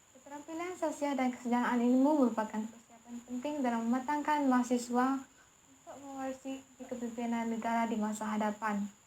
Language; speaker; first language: Malay; non-native, local second language; Iban